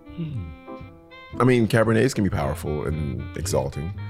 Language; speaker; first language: English; native; English